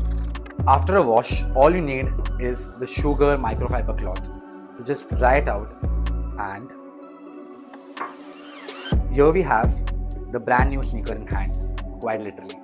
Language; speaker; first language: English; non-native, local second language; Hindi